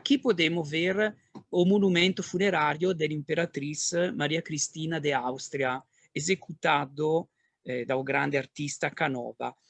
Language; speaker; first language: Portuguese; non-native, learner; Italian